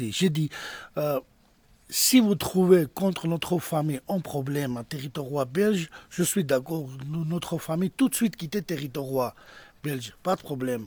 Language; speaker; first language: French; non-native, learner; Georgian